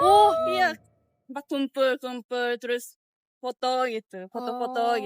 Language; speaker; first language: Indonesian; non-native, learner; Japanese